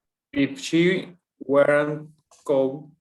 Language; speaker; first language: English; non-native, learner; Spanish